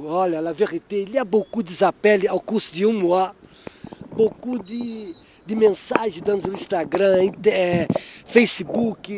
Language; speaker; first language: French; non-native, fluent; Portuguese